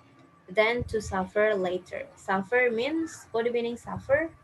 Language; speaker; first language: English; non-native, fluent; Indonesian